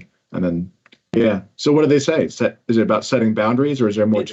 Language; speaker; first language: English; native; English